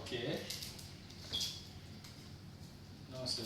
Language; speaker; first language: French; non-native, learner; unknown